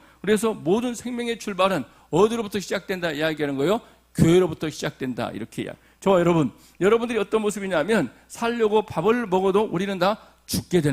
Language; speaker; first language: Korean; native; Korean